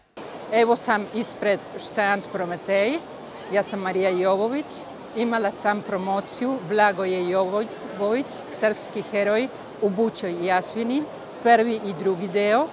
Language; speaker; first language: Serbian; early bilingual, heritage; Serbian